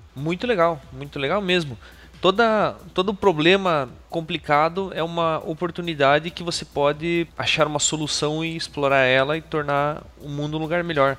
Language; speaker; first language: Portuguese; native; Portuguese